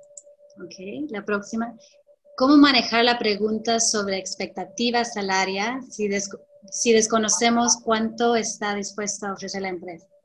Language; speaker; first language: Spanish; early bilingual, heritage; Spanish